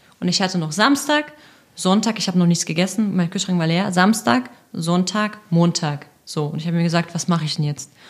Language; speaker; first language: German; non-native, fluent; Russian